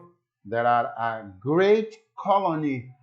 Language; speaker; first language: English; non-native, learner; Portuguese